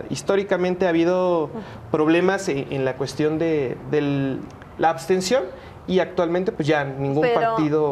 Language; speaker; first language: Spanish; native; Spanish